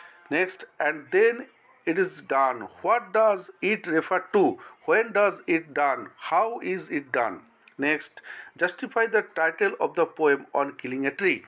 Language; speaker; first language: English; non-native, local second language; Bangla